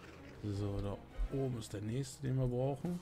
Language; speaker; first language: German; native; German